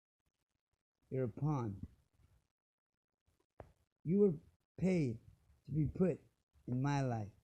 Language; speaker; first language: English; native; English